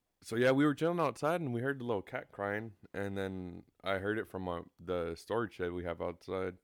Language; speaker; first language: English; early bilingual, other home language; Spanish